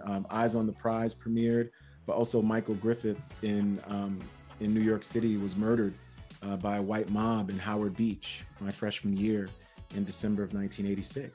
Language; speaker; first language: English; native; English